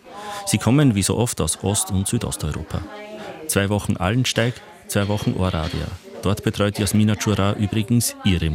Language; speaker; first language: German; native; German